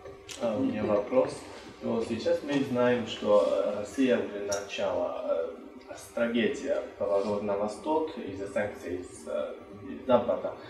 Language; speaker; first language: Russian; non-native, learner; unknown